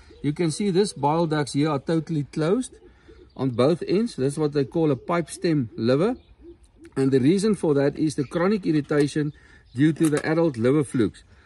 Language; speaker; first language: English; non-native, local second language; Afrikaans